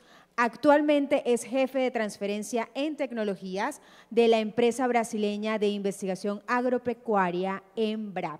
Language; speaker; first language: Spanish; native; Spanish